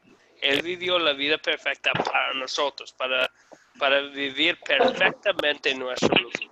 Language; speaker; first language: Spanish; non-native, fluent; English